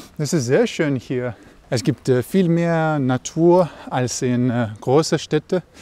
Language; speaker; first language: German; non-native, learner; Russian